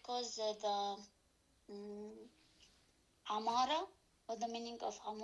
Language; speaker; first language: English; non-native, learner; Arabic